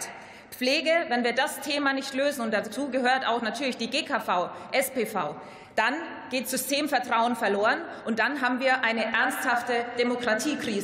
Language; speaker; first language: German; native; German